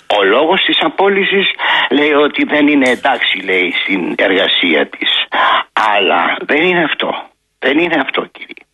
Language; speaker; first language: Greek; native; Greek